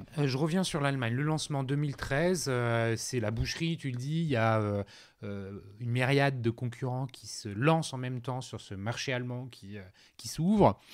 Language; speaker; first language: French; native; French